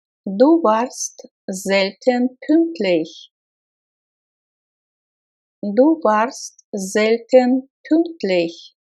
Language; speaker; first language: German; non-native, fluent; Russian